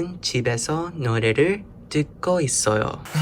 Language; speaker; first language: Korean; non-native, learner; English